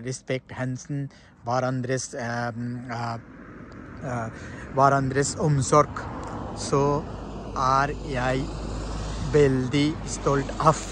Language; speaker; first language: Norwegian; non-native, fluent; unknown